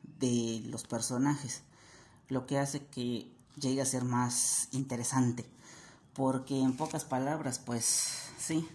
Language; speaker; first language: Spanish; native; Spanish